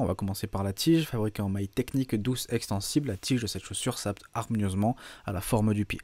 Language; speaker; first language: French; native; French